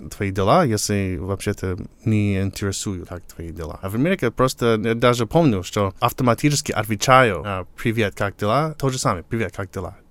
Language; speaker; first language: Russian; non-native, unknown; English